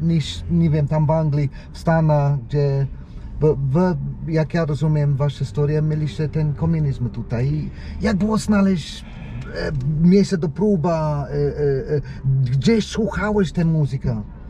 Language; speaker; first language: Polish; non-native, learner; English